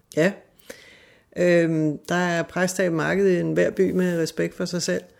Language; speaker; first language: Danish; native; Danish